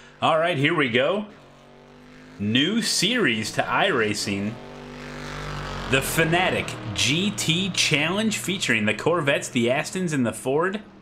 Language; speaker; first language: English; native; English